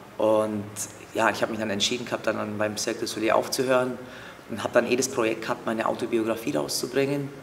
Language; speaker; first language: German; early bilingual, other home language; Turkish